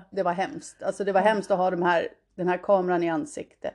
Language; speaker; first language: Swedish; early bilingual, heritage; Swedish